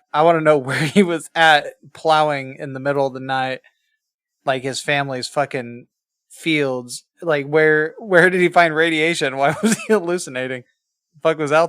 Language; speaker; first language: English; native; English